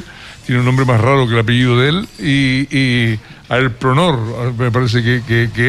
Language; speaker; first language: Spanish; native; Spanish